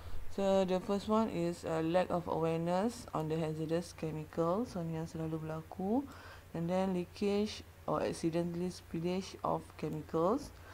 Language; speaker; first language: English; non-native, local second language; Malay